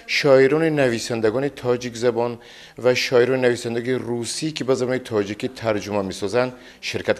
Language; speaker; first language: Persian; native; Persian